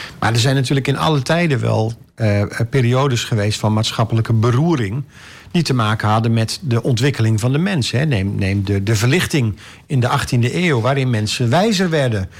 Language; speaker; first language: Dutch; native; Dutch